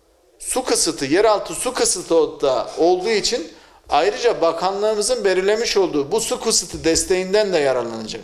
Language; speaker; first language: Turkish; native; Turkish